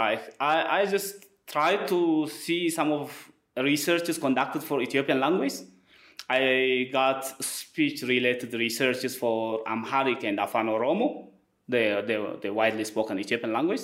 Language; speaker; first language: English; non-native, fluent; Wolaytta